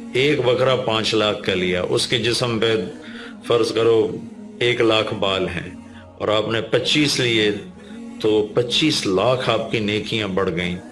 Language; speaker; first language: Urdu; non-native, local second language; Punjabi